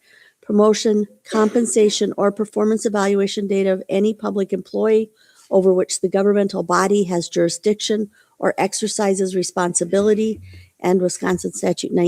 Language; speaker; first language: English; native; English